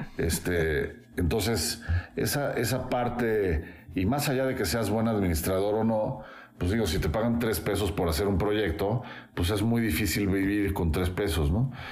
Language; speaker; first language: Spanish; native; Spanish